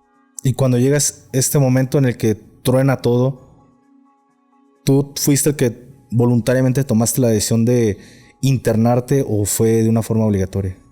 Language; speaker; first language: Spanish; native; Spanish